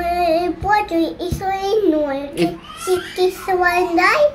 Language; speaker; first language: Russian; early bilingual, heritage; Russian